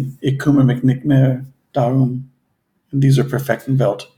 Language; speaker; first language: German; non-native, fluent; English